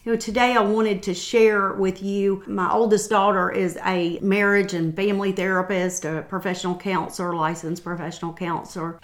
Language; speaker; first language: English; native; English